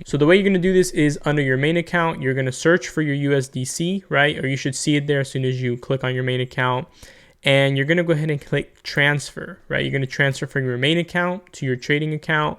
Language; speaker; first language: English; native; English